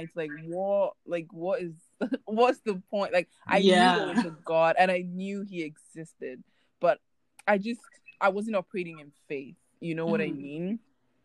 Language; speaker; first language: English; non-native, local second language; Igbo